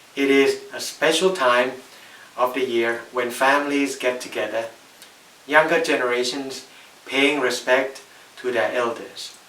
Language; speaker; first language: English; non-native, fluent; Thai